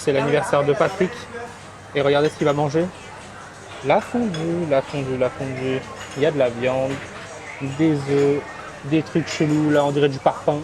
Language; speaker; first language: French; native; French